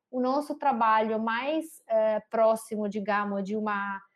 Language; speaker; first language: Portuguese; non-native, fluent; Italian